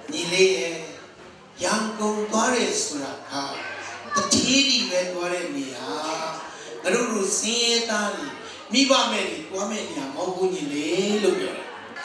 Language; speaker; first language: Burmese; non-native, local second language; Tedim Chin